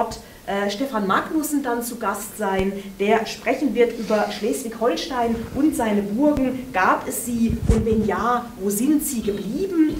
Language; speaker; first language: German; native; German